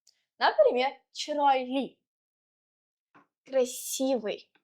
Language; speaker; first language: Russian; non-native, local second language; Uzbek